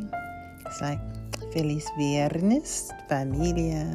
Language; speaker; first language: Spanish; non-native, learner; English